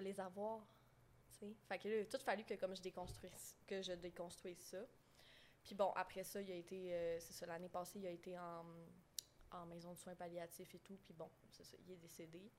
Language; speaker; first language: French; native; French